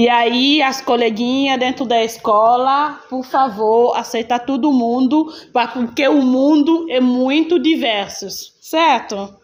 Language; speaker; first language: Portuguese; non-native, fluent; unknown